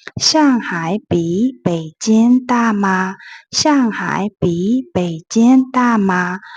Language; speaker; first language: Chinese; non-native, fluent; Burmese